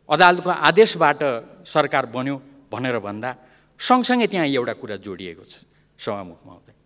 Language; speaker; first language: Nepali; non-native, local second language; Limbu